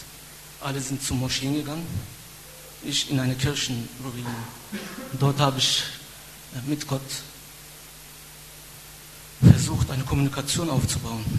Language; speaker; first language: German; non-native, fluent; Turkish